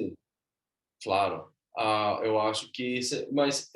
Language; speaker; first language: Portuguese; non-native, learner; Swedish